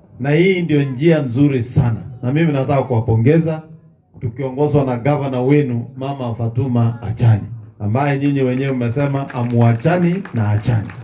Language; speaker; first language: Swahili; non-native, local second language; Kalenjin